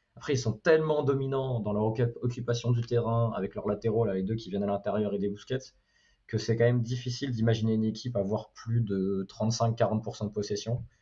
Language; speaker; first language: French; native; French